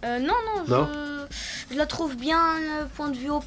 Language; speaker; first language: French; non-native, local second language; Arabic